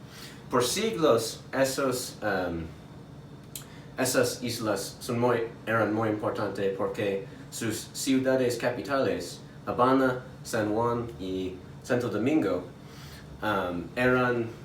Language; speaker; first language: Spanish; non-native, learner; English